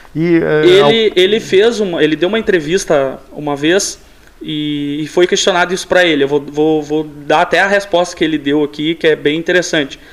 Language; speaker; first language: Portuguese; native; Portuguese